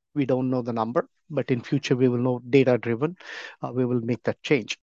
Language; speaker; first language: English; non-native, local second language; Tamil